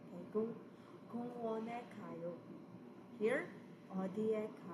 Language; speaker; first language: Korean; non-native, fluent; Cebuano